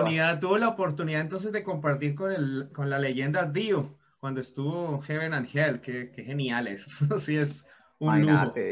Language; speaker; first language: Spanish; native; Spanish